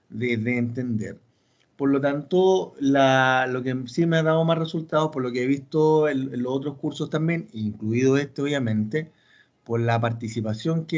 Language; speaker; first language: Spanish; native; Spanish